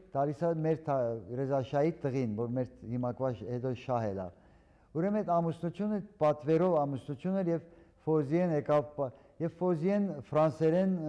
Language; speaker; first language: Armenian; early bilingual, heritage; Armenian